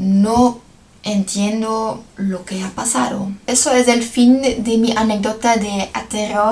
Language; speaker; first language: Spanish; non-native, learner; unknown